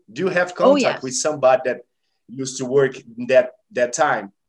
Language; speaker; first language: English; non-native, learner; Portuguese